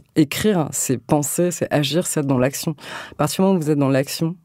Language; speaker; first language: French; native; French